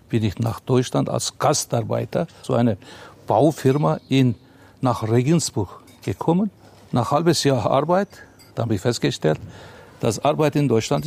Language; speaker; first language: German; non-native, fluent; Turkish